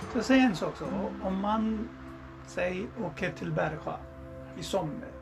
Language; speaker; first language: Swedish; non-native, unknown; Nepali